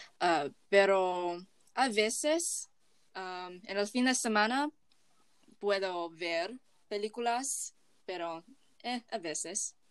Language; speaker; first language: Spanish; non-native, learner; English